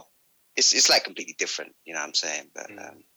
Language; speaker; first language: English; native; English